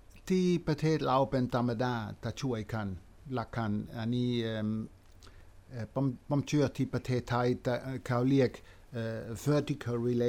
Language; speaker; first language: Thai; non-native, fluent; Dutch